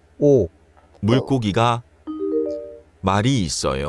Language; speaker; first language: Korean; non-native, learner; Indonesian